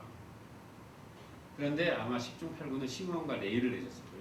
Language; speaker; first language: Korean; native; Korean